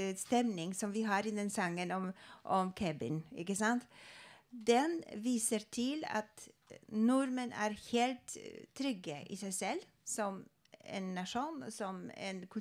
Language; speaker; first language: Norwegian; non-native, fluent; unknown